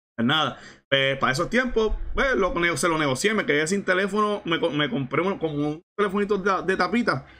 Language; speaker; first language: Spanish; native; Spanish